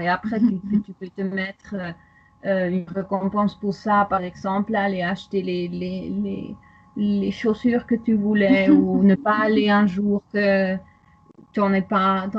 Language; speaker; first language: French; non-native, fluent; German